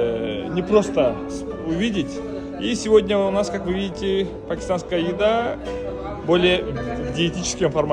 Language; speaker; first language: Russian; non-native, local second language; Kyrgyz